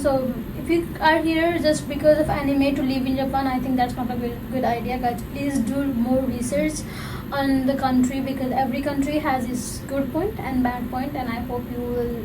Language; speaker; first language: English; non-native, fluent; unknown